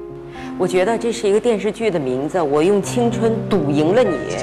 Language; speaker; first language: Chinese; native; Chinese